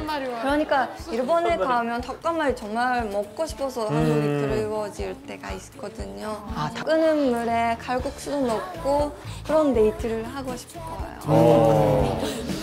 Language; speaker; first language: Korean; non-native, fluent; Japanese